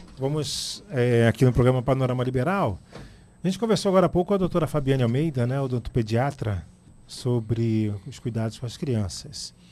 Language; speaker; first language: Portuguese; native; Portuguese